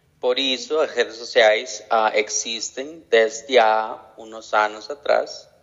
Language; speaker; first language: Portuguese; non-native, learner; Spanish